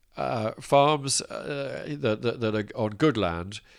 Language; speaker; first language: English; native; English